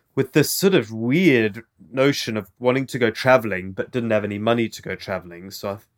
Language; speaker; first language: English; native; English